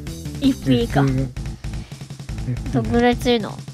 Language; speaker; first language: Japanese; native; Japanese